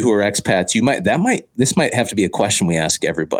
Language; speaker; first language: English; native; English